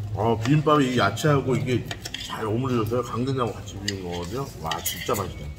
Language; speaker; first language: Korean; native; Korean